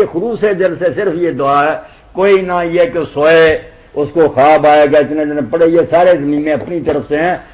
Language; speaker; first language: Urdu; non-native, local second language; Punjabi